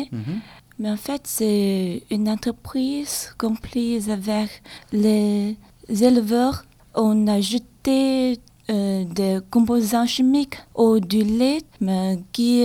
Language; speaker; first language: French; non-native, learner; Chinese